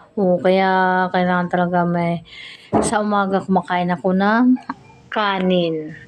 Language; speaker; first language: Filipino; non-native, local second language; Cebuano